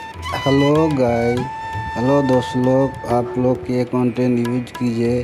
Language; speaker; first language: Hindi; non-native, local second language; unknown